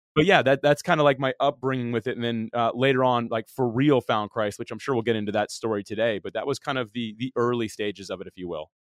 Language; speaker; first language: English; early bilingual, other home language; Italian